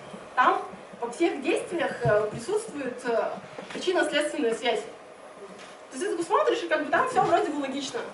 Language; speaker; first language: Russian; native; Russian